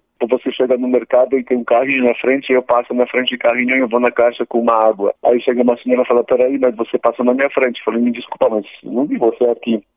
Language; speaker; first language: Portuguese; non-native, fluent; Polish